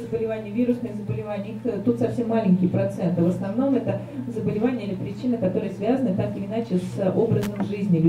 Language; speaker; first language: Russian; native; Russian